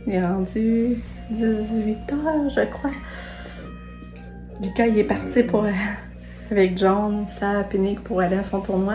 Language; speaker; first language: French; native; French